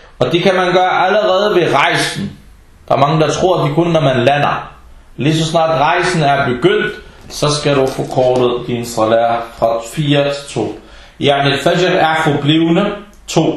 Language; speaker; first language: Danish; early bilingual, other home language; Arabic